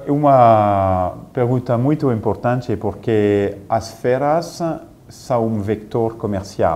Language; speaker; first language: Portuguese; non-native, fluent; French